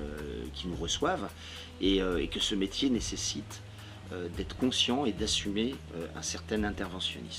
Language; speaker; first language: French; native; French